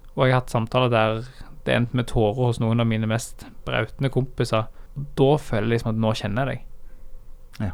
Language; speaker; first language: Norwegian; native; Norwegian